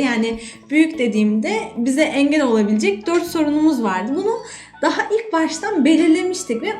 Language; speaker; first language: Turkish; native; Turkish